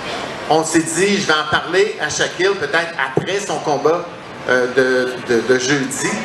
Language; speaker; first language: French; native; French